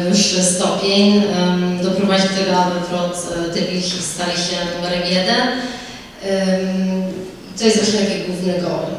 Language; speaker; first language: Polish; early bilingual, heritage; Polish